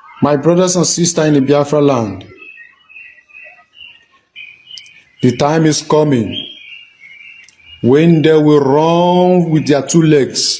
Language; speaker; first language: Nigerian Pidgin; non-native, local second language; Igbo